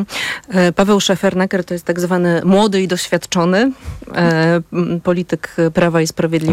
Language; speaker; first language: Polish; native; Polish